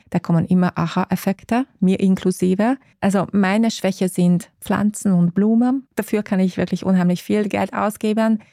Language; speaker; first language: German; non-native, fluent; Hungarian